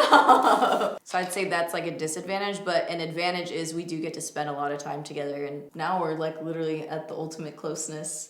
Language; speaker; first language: English; native; English